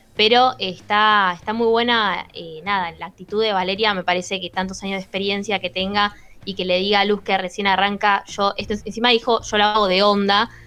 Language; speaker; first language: Spanish; native; Spanish